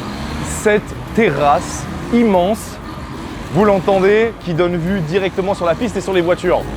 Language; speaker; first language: French; native; French